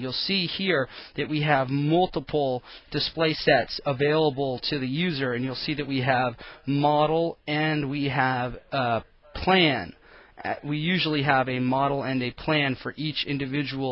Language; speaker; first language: English; native; English